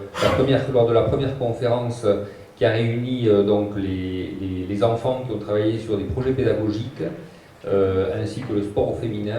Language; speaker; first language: French; native; French